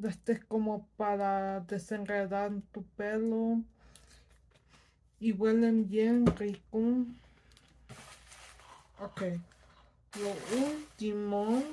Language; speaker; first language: Spanish; early bilingual, heritage; Spanish